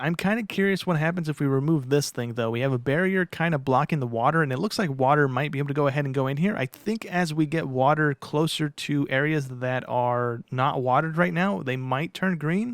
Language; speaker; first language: English; native; English